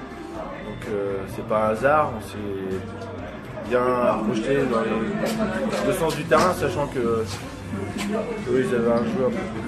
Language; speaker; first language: French; native; French